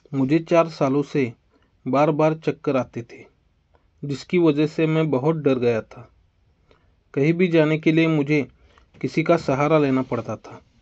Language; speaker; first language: Hindi; non-native, local second language; Marathi